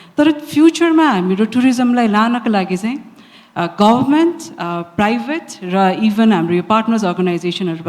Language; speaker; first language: English; non-native, local second language; Nepali